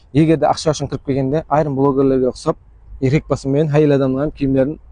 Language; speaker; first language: Uzbek; non-native, local second language; Kara-Kalpak